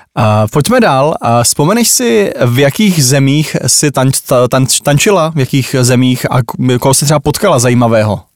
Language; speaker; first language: Czech; native; Czech